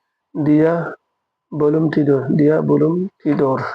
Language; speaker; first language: Indonesian; non-native, fluent; Bangla